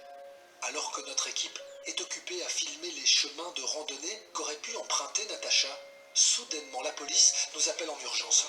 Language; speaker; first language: French; native; French